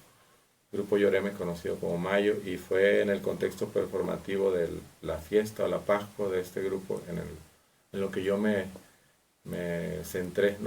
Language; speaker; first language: Spanish; native; Spanish